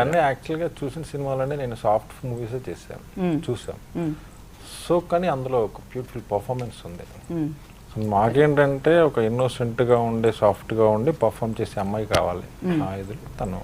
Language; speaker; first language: Telugu; native; Telugu